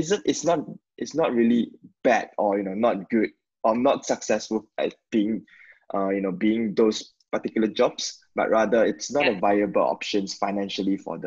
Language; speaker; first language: English; non-native, local second language; Chinese